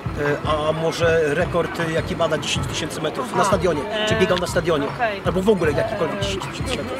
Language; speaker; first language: Polish; native; Polish